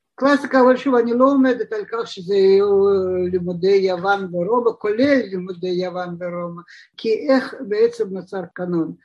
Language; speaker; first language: Hebrew; non-native, fluent; Russian